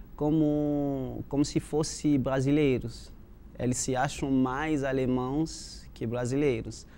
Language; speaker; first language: Portuguese; non-native, fluent; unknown